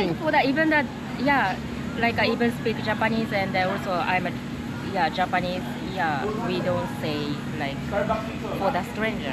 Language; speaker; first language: English; non-native, learner; Japanese